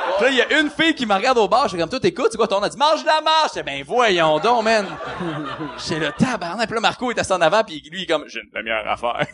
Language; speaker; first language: French; native; French